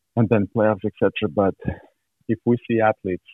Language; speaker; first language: English; non-native, fluent; Serbian